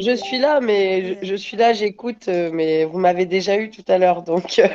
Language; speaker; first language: French; native; French